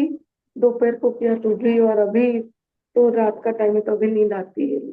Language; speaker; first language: Hindi; non-native, local second language; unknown